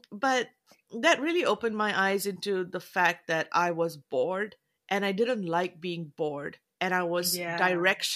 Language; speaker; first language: English; non-native, local second language; Tamil